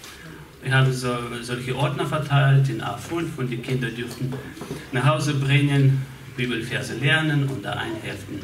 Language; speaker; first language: German; non-native, fluent; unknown